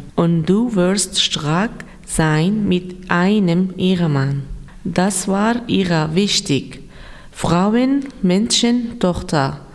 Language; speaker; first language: German; non-native, learner; Persian